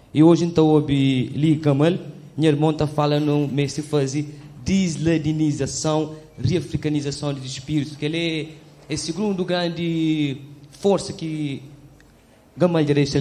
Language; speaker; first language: Portuguese; non-native, local second language; Kabuverdianu